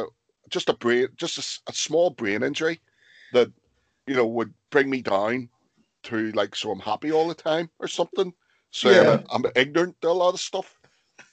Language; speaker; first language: English; native; English